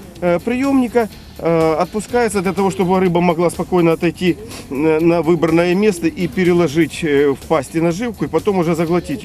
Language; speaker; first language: Russian; native; Russian